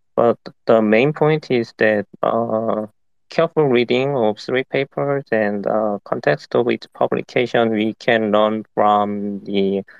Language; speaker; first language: English; non-native, fluent; Korean